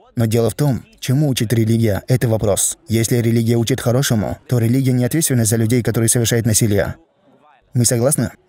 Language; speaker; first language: Russian; non-native, fluent; Danish